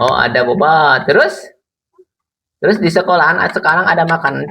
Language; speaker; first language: Indonesian; non-native, local second language; Sundanese